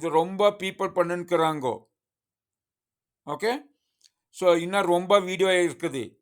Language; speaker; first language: Tamil; non-native, learner; Kannada